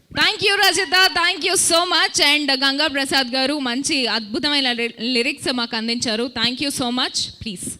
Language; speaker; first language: Telugu; native; Telugu